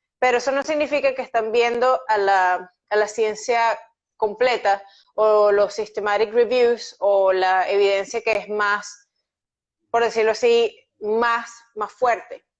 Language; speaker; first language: Spanish; native; Spanish